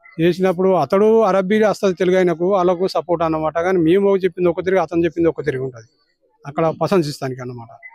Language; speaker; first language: Telugu; native; Telugu